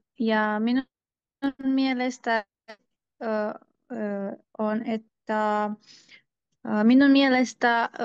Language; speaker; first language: Finnish; non-native, learner; Turkish